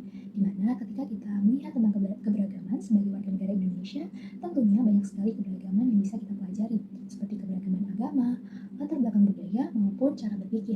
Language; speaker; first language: Indonesian; native; Indonesian